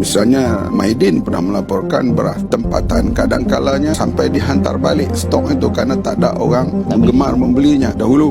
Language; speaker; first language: Malay; native; Malay